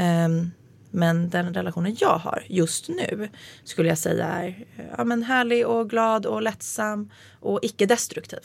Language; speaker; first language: Swedish; native; Swedish